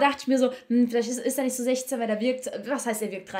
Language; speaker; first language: German; early bilingual, other home language; Albanian